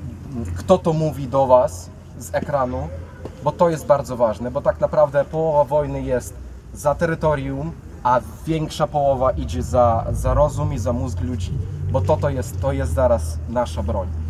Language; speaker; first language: Polish; non-native, fluent; Ukrainian